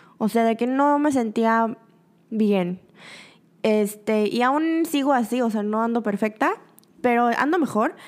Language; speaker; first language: Spanish; early bilingual, other home language; Korean